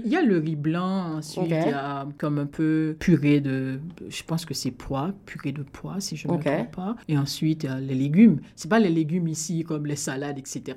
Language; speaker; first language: French; non-native, local second language; Haitian Creole